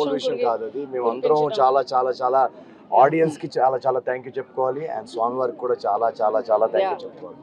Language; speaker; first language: Telugu; native; Telugu